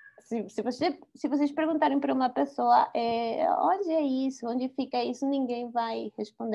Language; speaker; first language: Portuguese; non-native, fluent; Spanish